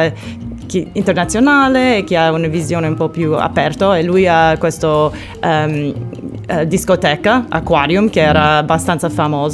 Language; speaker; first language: Italian; non-native, learner; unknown